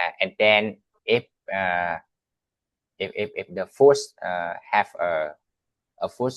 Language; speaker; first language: English; non-native, learner; Vietnamese